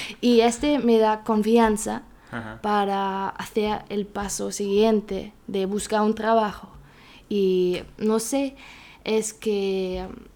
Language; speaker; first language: Spanish; non-native, learner; German